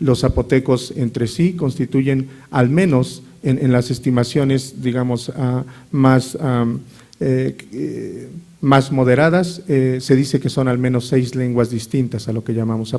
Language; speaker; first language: Spanish; native; Spanish